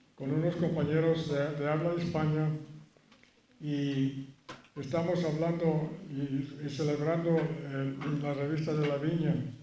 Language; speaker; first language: Spanish; early bilingual, heritage; Spanish